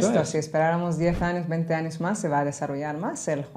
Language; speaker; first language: Spanish; native; Spanish